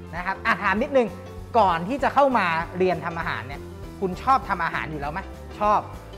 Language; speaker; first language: Thai; native; Thai